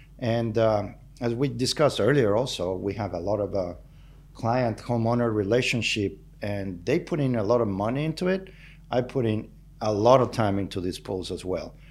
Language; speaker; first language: English; non-native, fluent; Spanish